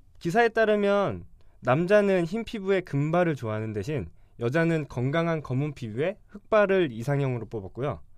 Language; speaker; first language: Korean; native; Korean